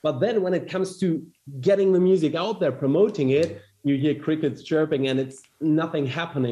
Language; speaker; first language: English; non-native, fluent; German